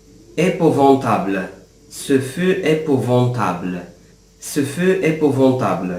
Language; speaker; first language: French; non-native, fluent; Arabic